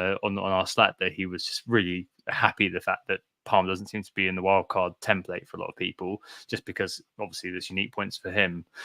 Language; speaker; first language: English; native; English